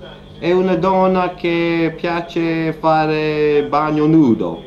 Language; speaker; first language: Italian; non-native, learner; English